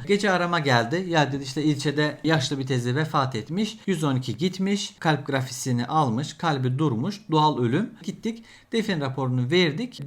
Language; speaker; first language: Turkish; native; Turkish